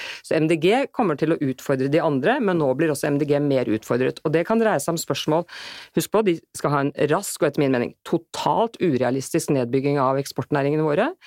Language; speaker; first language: Norwegian; native; Norwegian